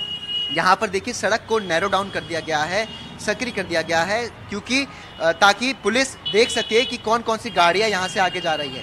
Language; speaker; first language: Hindi; native; Hindi